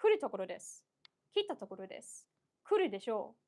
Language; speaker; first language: Japanese; non-native, fluent; English